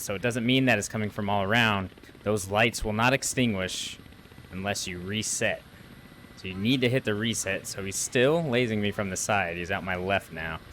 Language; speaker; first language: English; native; English